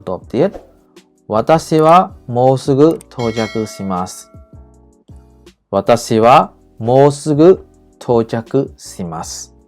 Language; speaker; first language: Japanese; non-native, fluent; Khmer